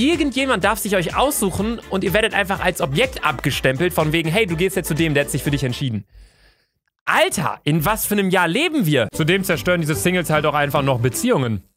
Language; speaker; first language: German; native; German